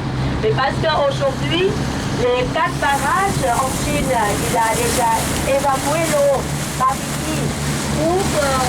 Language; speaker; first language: French; non-native, learner; Thai